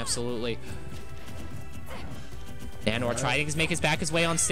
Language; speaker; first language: English; native; English